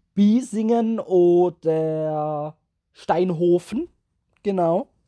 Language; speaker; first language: German; native; German